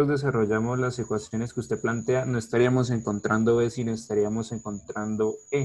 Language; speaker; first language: Spanish; native; Spanish